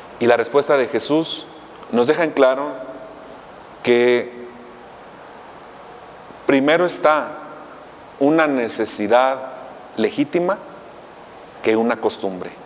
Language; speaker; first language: Spanish; native; Spanish